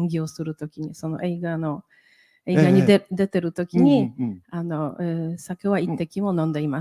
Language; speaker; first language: Japanese; non-native, fluent; Polish